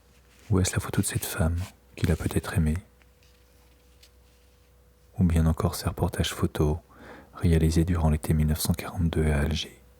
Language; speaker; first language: French; native; French